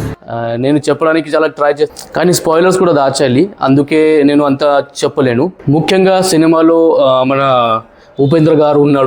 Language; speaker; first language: Telugu; non-native, learner; Marathi